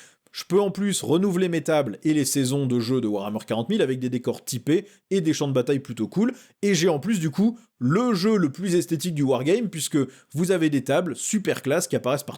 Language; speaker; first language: French; native; French